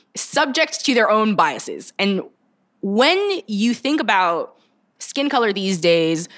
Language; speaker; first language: English; early bilingual, other home language; Bulgarian